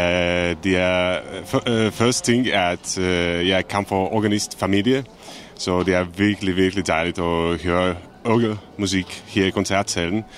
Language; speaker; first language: Danish; non-native, fluent; Czech